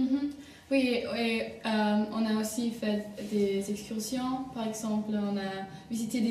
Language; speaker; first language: French; non-native, learner; German